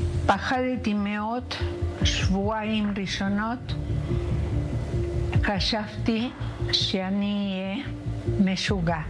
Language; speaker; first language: Hebrew; non-native, learner; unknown